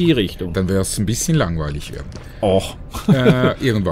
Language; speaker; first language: German; native; German